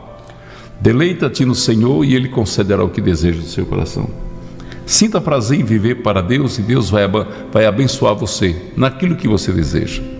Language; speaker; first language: Portuguese; native; Portuguese